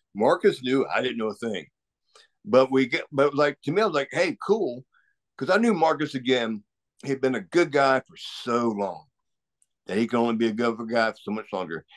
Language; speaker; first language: English; native; English